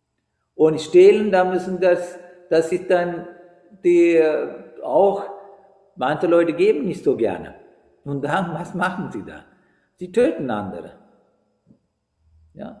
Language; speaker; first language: German; non-native, fluent; Sinhala